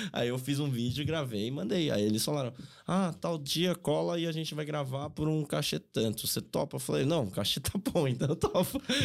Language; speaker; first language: Portuguese; native; Portuguese